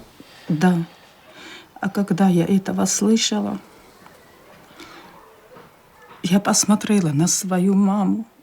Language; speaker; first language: Russian; non-native, local second language; Chechen